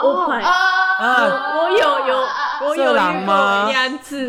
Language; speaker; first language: Chinese; non-native, learner; Japanese